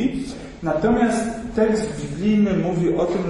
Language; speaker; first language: Polish; native; Polish